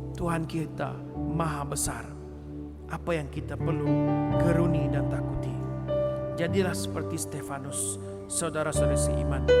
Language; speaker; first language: Malay; non-native, local second language; Iban